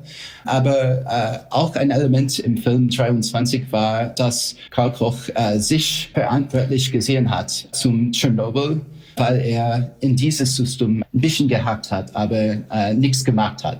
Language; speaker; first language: German; non-native, fluent; English